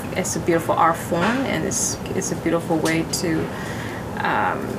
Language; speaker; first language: English; non-native, fluent; Chinese